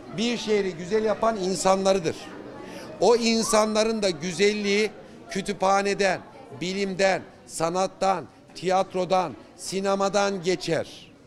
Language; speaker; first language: Turkish; native; Turkish